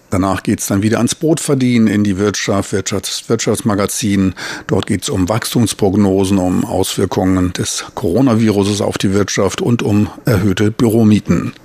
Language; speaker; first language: German; native; German